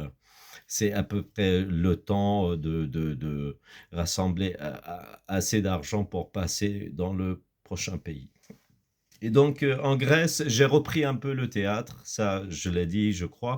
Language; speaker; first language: French; non-native, fluent; Kurdish